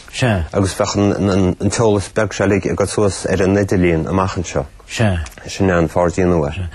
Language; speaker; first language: Irish; native; Irish